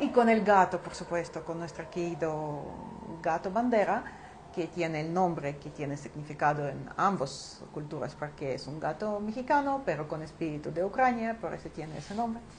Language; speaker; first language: Spanish; non-native, fluent; Ukrainian